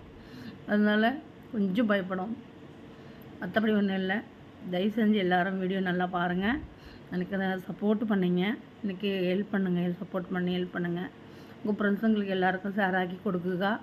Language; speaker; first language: Tamil; non-native, learner; Malayalam